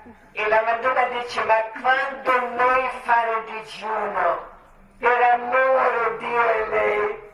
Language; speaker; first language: Italian; non-native, learner; Croatian